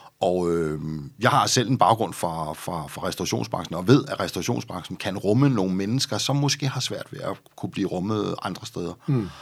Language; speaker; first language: Danish; native; Danish